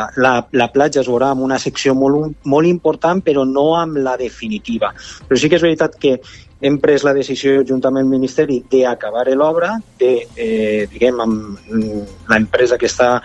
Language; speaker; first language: Catalan; native; Catalan